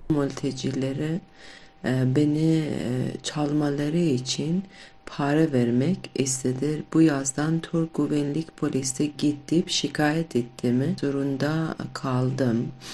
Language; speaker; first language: Turkish; non-native, fluent; Kurdish